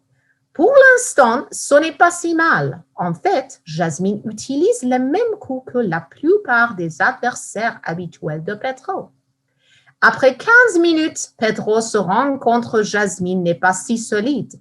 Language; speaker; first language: French; non-native, fluent; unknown